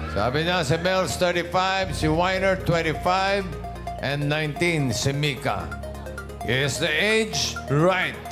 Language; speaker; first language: Filipino; native; Filipino